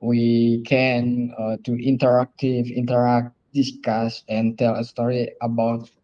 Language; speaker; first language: English; non-native, learner; Indonesian